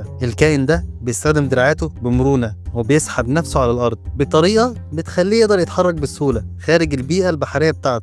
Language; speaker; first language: Arabic; native; Arabic